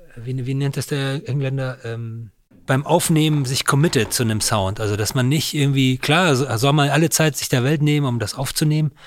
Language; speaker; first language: German; native; German